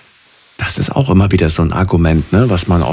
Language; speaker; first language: German; native; German